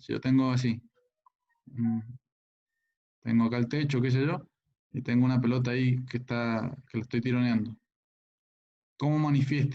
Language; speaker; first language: Spanish; native; Spanish